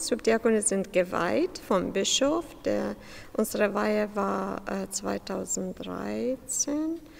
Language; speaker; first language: German; non-native, fluent; Syriac